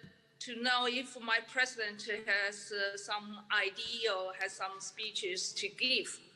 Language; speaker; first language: English; non-native, learner; Chinese